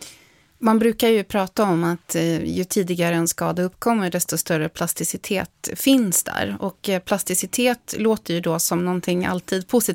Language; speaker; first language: Swedish; native; Swedish